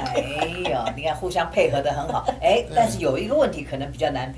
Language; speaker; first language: Chinese; native; Chinese